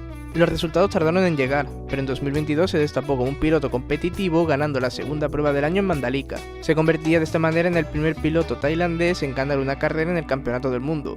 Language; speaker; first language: Spanish; native; Spanish